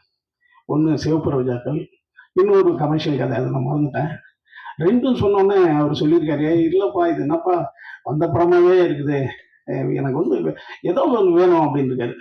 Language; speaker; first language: Tamil; native; Tamil